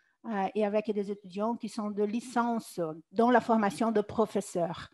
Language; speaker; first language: French; non-native, fluent; Portuguese